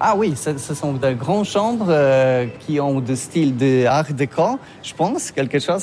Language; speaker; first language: French; non-native, learner; Polish